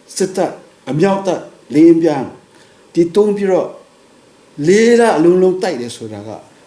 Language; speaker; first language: Burmese; non-native, local second language; Kachin